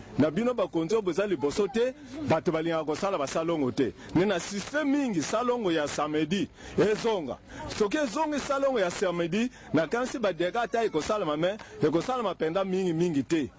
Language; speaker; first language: Lingala; native; Lingala